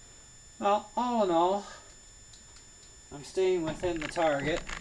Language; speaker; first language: English; native; English